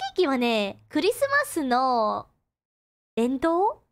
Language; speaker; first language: Japanese; non-native, fluent; English